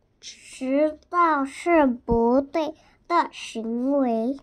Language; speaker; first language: Chinese; non-native, learner; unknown